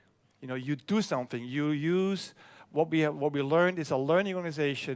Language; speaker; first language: English; non-native, fluent; German